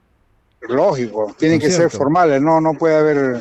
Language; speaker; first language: Spanish; native; Spanish